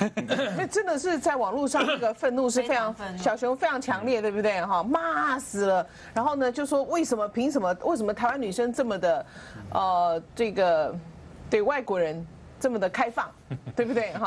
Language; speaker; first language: Chinese; native; Chinese